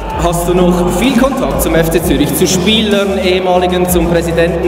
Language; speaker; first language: German; native; German